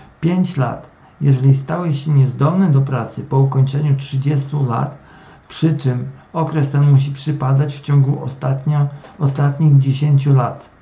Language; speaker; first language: Polish; native; Polish